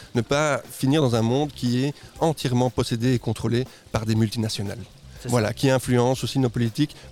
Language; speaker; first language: French; non-native, fluent; Spanish